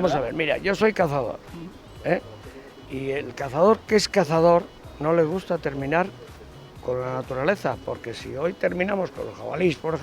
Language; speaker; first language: Spanish; native; Spanish